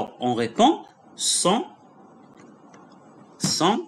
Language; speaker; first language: French; non-native, local second language; Arabic